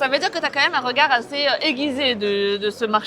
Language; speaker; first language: French; native; French